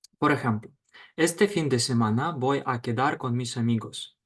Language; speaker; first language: Spanish; non-native, fluent; Ukrainian